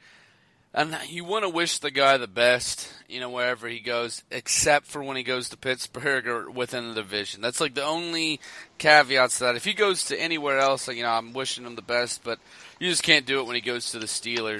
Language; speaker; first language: English; native; English